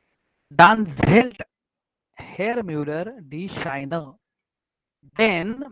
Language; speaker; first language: German; non-native, fluent; Marathi